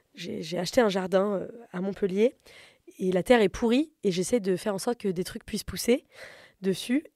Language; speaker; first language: French; native; French